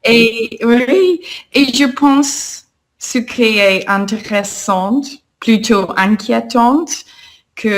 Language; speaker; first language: French; non-native, fluent; English